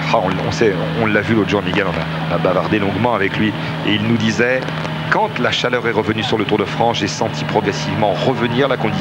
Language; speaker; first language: French; native; French